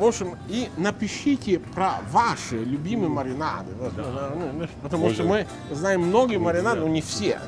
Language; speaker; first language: Russian; non-native, fluent; Italian